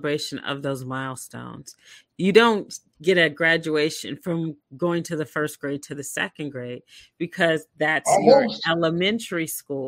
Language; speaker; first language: English; native; English